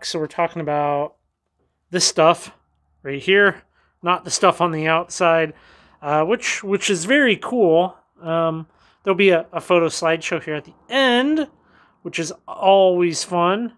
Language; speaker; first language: English; native; English